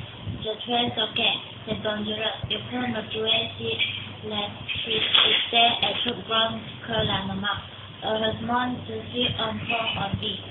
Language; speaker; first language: French; non-native, learner; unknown